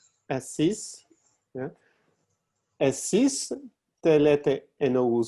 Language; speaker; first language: Greek; non-native, learner; English